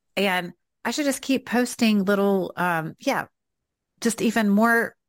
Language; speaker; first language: English; native; English